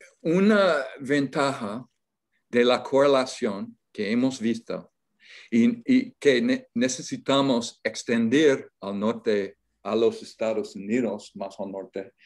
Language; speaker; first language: Spanish; non-native, learner; English